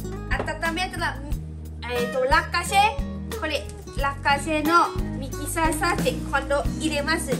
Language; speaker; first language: Japanese; non-native, learner; Lao